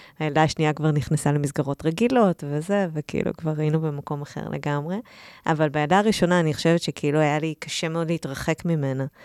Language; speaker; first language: Hebrew; native; Hebrew